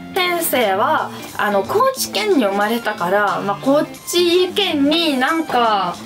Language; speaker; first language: Japanese; non-native, fluent; Italian